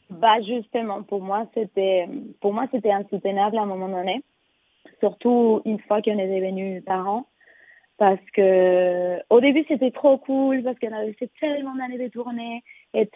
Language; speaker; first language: French; non-native, fluent; Spanish